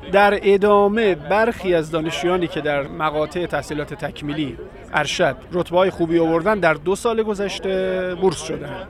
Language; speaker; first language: Persian; native; Persian